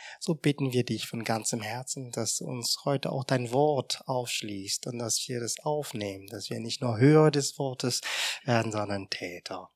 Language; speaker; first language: German; non-native, fluent; French